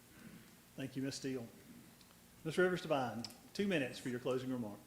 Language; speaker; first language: English; native; English